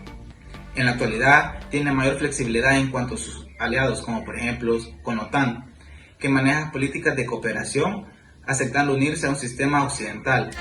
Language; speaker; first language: Spanish; native; Spanish